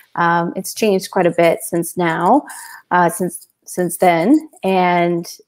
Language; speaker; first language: English; native; English